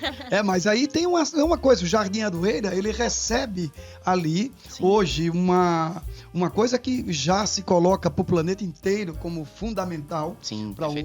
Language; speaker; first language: Portuguese; native; Portuguese